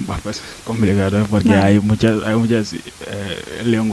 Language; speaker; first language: Spanish; non-native, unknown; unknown